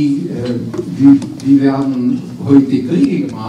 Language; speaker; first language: German; non-native, fluent; English